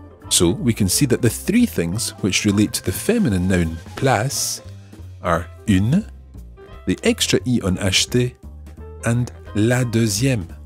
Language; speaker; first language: English; native; English